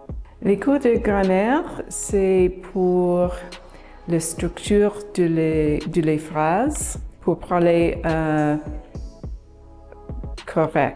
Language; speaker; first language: French; non-native, learner; English